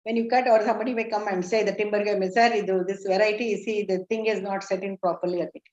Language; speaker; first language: English; non-native, local second language; Kannada